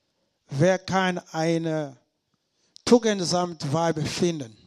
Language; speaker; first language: German; non-native, learner; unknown